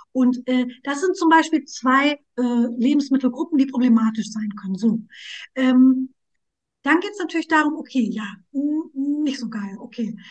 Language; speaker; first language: German; early bilingual, other home language; Turkish